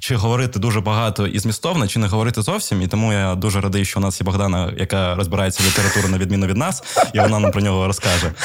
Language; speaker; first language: Ukrainian; native; Ukrainian